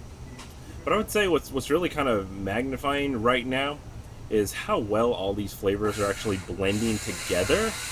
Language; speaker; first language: English; native; English